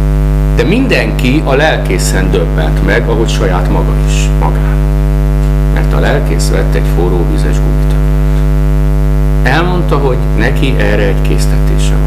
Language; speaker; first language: Hungarian; native; Hungarian